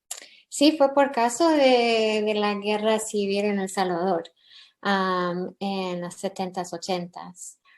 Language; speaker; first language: Spanish; early bilingual, heritage; English